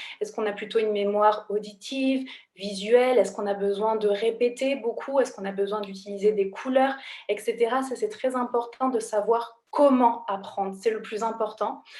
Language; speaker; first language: French; native; French